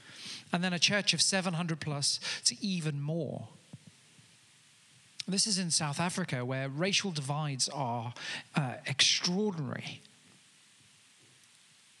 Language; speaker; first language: English; native; English